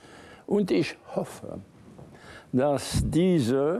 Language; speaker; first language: German; non-native, fluent; French